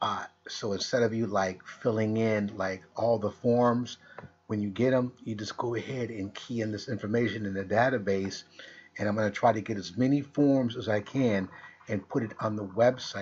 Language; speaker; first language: English; native; English